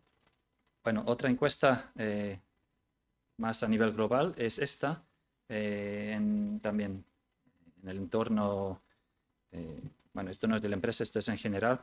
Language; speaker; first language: Spanish; non-native, fluent; Dutch